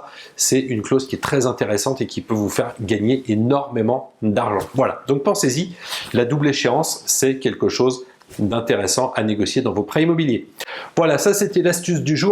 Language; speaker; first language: French; native; French